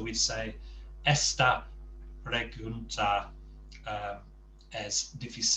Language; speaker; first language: Spanish; non-native, learner; English